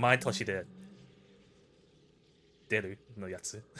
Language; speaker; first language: Japanese; non-native, learner; English